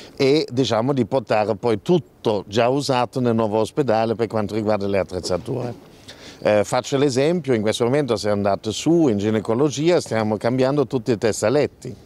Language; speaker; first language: Italian; non-native, fluent; German